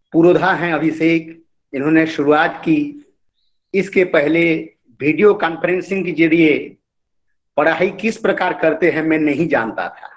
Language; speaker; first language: Hindi; non-native, local second language; Odia